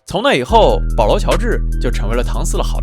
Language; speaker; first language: Chinese; native; Chinese